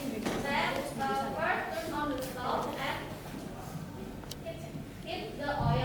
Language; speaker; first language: English; non-native, learner; Indonesian